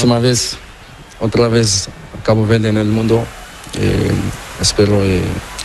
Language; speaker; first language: Spanish; non-native, learner; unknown